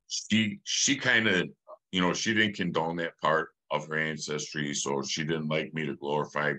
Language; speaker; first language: English; native; English